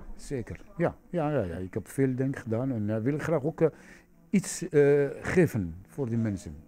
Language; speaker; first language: Dutch; non-native, fluent; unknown